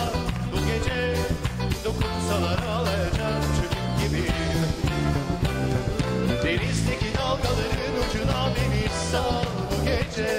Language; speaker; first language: Turkish; native; Turkish